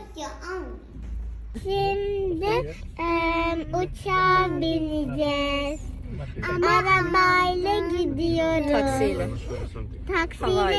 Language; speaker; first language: Turkish; early bilingual, heritage; Turkish